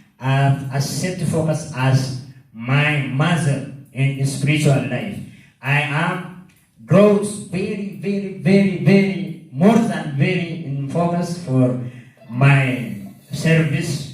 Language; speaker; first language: English; non-native, learner; Oromo